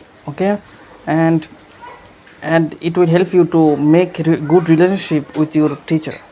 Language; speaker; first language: English; non-native, learner; Bangla